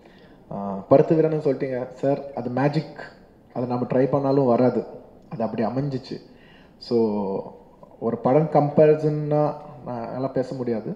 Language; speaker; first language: Tamil; non-native, local second language; Telugu